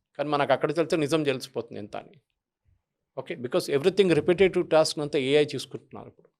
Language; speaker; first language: Telugu; non-native, local second language; Malayalam